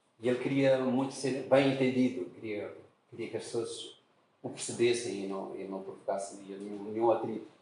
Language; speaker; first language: Portuguese; native; Portuguese